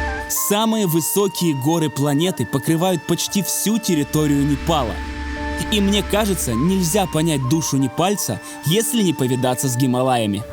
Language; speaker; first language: Russian; native; Russian